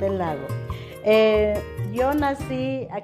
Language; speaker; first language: Spanish; non-native, local second language; Kaqchikel